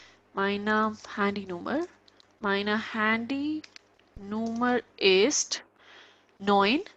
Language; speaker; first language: German; non-native, fluent; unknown